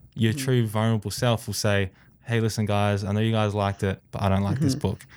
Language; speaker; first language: English; native; English